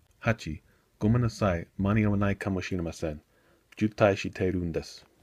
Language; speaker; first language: Japanese; non-native, learner; English